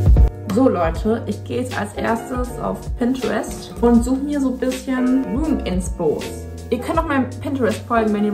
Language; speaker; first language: German; native; German